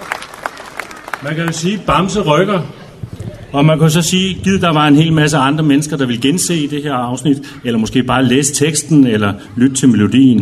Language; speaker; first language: Danish; native; Danish